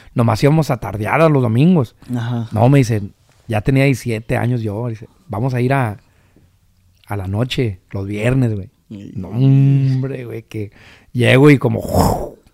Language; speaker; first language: Spanish; native; Spanish